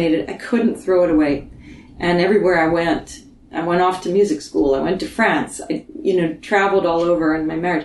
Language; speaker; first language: English; native; English